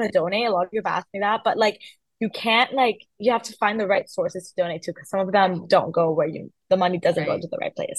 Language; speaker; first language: English; early bilingual, other home language; Persian